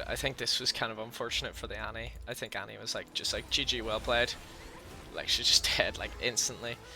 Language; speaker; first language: English; native; English